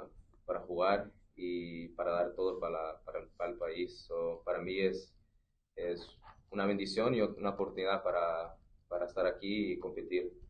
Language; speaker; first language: Spanish; early bilingual, heritage; English